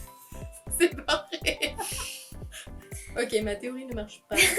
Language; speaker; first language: French; native; French